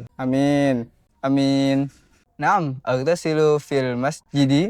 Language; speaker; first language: Arabic; non-native, learner; Indonesian